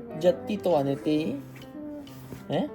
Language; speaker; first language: Japanese; non-native, fluent; Filipino